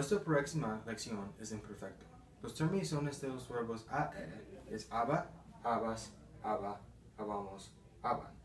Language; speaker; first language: Spanish; non-native, learner; English